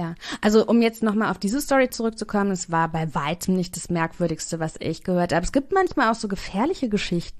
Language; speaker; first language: German; native; German